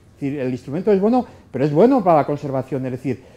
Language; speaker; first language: Spanish; native; Spanish